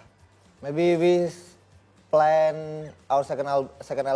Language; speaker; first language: English; non-native, learner; Indonesian